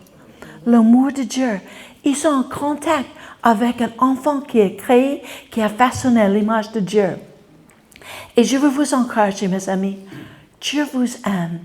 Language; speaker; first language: French; non-native, fluent; English